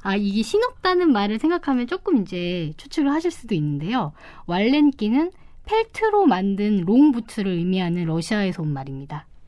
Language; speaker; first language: Korean; native; Korean